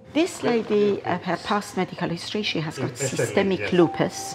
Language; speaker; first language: English; non-native, fluent; Persian